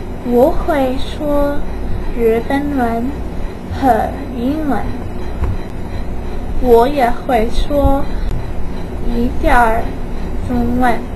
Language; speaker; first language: Chinese; non-native, learner; Japanese